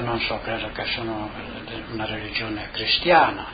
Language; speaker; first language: Italian; non-native, local second language; Slovenian